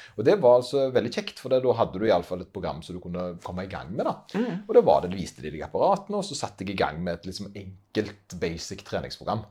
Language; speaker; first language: Norwegian; native; Norwegian